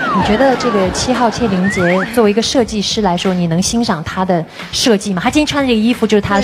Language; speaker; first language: Chinese; native; Chinese